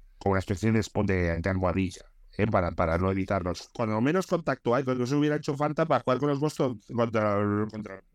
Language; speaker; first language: Spanish; native; Spanish